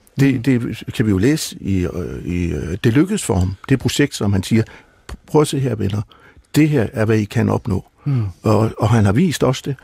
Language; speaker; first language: Danish; native; Danish